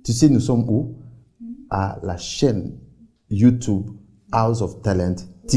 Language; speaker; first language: French; non-native, fluent; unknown